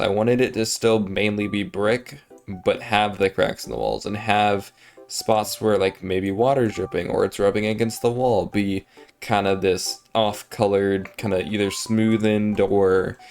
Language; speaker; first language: English; native; English